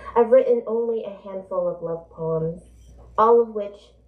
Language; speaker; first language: English; native; English